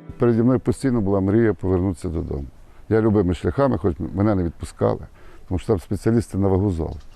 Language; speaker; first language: Ukrainian; native; Ukrainian